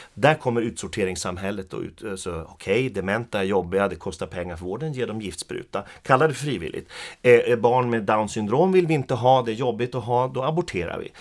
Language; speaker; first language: Swedish; native; Swedish